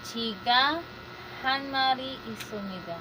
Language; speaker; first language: Korean; non-native, learner; Filipino